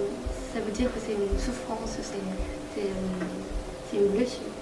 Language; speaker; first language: French; non-native, fluent; Korean